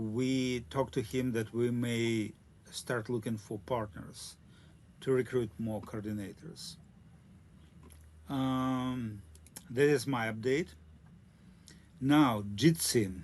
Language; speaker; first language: English; non-native, learner; Russian